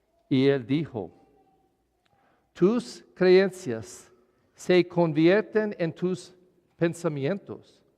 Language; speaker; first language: Spanish; non-native, learner; English